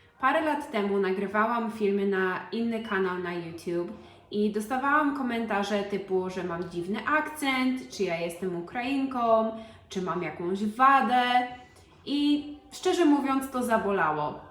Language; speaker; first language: Polish; early bilingual, heritage; Polish